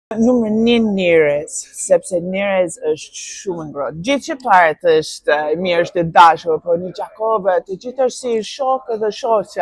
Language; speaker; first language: Albanian; non-native, learner; English